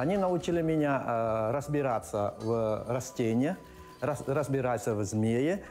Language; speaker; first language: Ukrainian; non-native, learner; Khmer